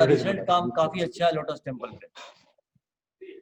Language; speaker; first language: Hindi; native; Hindi